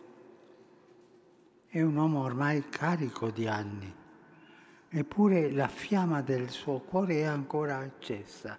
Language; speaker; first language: Italian; early bilingual, heritage; Spanish